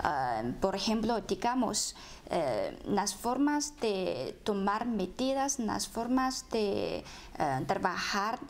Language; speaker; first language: Spanish; non-native, fluent; Chinese